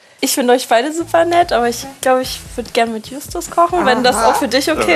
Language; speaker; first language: German; native; German